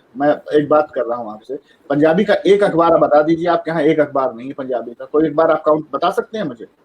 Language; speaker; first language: Hindi; native; Hindi